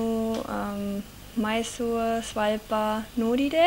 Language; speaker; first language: Kannada; non-native, learner; German